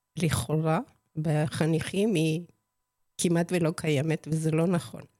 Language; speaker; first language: Hebrew; non-native, fluent; Spanish